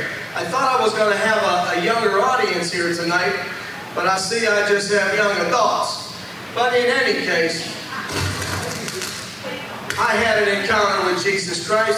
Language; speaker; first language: English; native; English